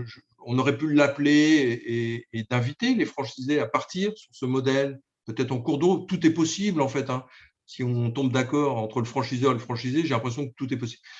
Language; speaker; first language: French; native; French